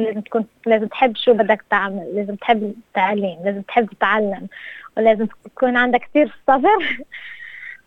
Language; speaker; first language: Arabic; early bilingual, heritage; Arabic